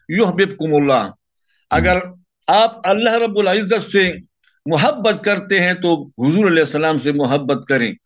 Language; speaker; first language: Urdu; non-native, local second language; Pashto